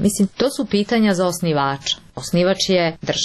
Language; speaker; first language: Croatian; native; Croatian